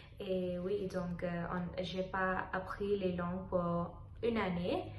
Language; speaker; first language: French; non-native, learner; Telugu